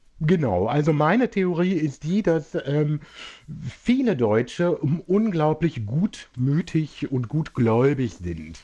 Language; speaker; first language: German; native; German